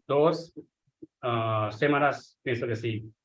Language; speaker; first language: Spanish; non-native, fluent; Hindi